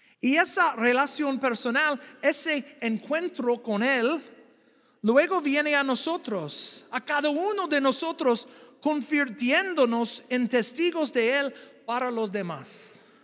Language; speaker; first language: Spanish; non-native, fluent; English